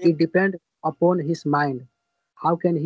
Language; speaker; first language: English; non-native, learner; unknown